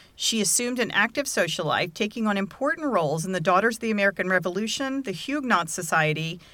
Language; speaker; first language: English; native; English